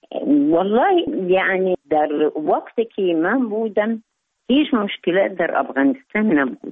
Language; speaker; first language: Persian; non-native, learner; Arabic